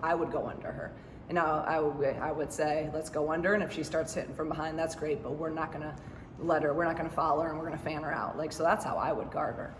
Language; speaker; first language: English; native; English